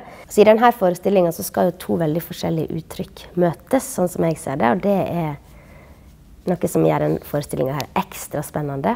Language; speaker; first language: Norwegian; native; Norwegian